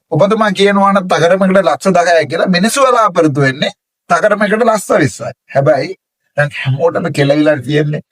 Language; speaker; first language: Sinhala; non-native, local second language; Tamil